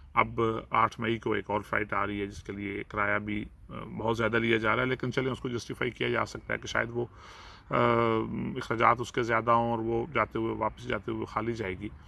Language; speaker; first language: Urdu; non-native, local second language; Punjabi